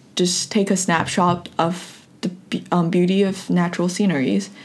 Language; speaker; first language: English; non-native, fluent; Chinese